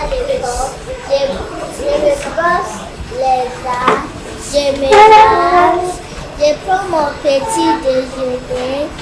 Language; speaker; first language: French; non-native, learner; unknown